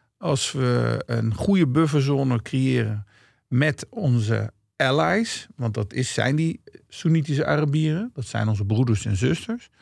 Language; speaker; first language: Dutch; early bilingual, other home language; Turkish